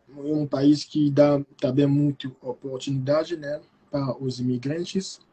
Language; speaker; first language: Portuguese; non-native, fluent; Lingala